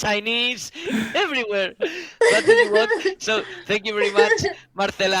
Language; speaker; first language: English; non-native, learner; Spanish